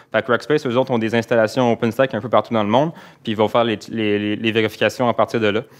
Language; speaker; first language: French; native; French